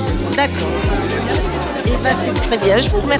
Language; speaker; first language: French; native; French